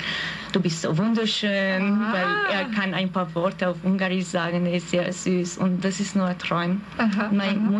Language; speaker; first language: German; non-native, fluent; Hungarian